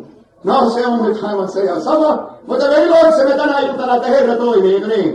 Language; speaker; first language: Finnish; native; Finnish